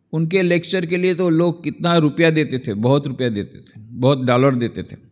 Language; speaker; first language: Hindi; non-native, local second language; Gujarati